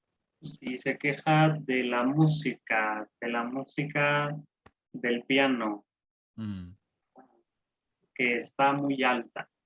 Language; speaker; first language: Spanish; non-native, fluent; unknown